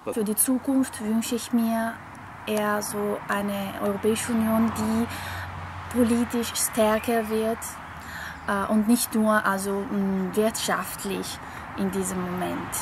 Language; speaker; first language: German; non-native, fluent; Italian